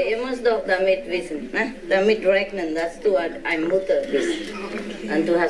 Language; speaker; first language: German; non-native, learner; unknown